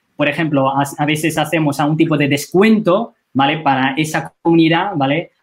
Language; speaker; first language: Spanish; non-native, fluent; Chinese